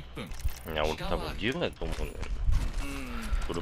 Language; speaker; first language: Japanese; native; Japanese